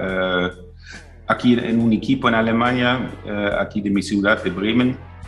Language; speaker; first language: Spanish; non-native, fluent; German